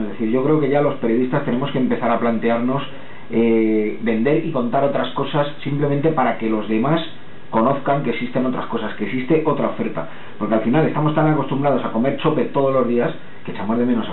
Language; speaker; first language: Spanish; native; Spanish